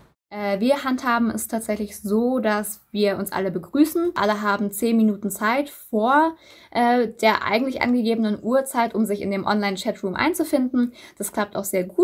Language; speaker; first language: German; native; German